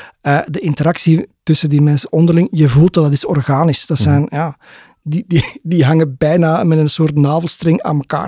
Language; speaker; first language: Dutch; native; Dutch